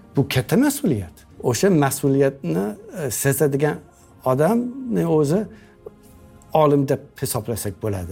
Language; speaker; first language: Uzbek; non-native, fluent; English